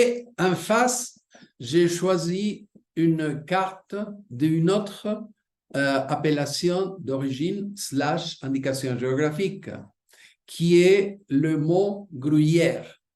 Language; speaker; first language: French; non-native, fluent; Spanish